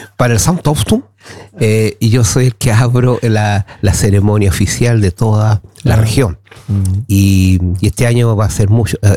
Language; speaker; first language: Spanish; native; Spanish